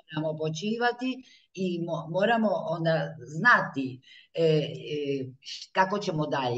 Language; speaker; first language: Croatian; early bilingual, heritage; Croatian